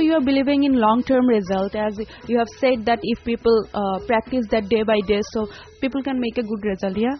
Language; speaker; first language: English; non-native, local second language; Bangla